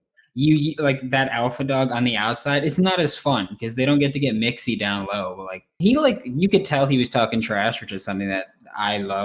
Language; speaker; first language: English; native; English